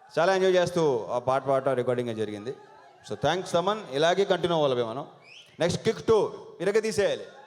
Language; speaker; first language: Telugu; native; Telugu